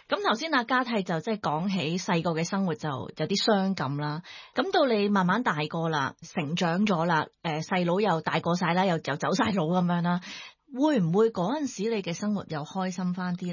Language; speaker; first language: Cantonese; native; Cantonese